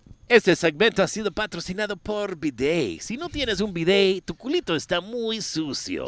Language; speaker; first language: Spanish; non-native, learner; English